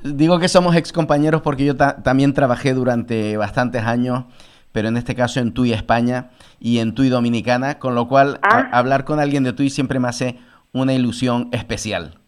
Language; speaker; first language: Spanish; native; Spanish